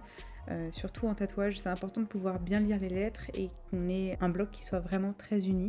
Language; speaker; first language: French; native; French